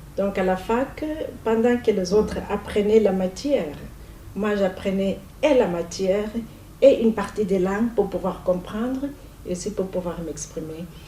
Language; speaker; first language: French; non-native, fluent; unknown